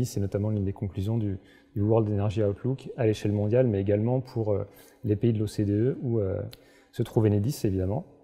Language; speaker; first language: French; native; French